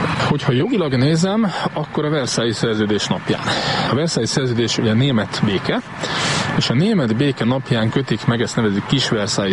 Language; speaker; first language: Hungarian; native; Hungarian